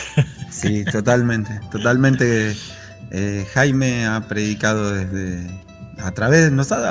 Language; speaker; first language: Spanish; native; Spanish